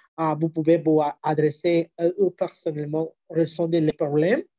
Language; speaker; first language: French; non-native, learner; Spanish